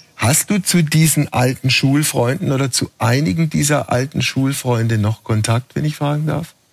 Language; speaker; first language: German; native; German